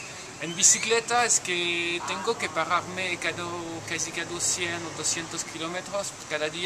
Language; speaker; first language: Spanish; non-native, fluent; French